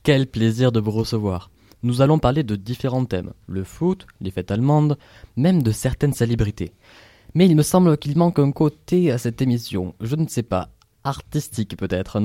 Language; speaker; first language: French; native; French